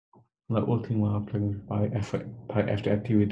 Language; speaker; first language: Spanish; non-native, learner; English